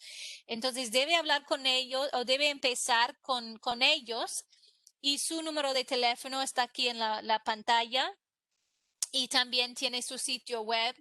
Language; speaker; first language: Spanish; non-native, fluent; English